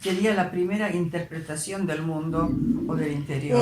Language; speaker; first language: Spanish; native; Spanish